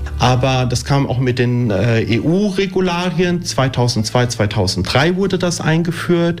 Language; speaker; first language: German; early bilingual, other home language; Italian